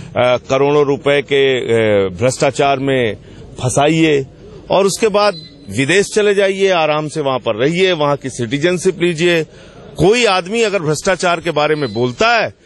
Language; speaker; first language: Hindi; native; Hindi